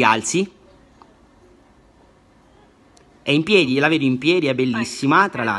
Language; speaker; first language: Italian; native; Italian